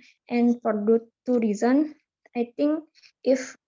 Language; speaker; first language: English; non-native, learner; Indonesian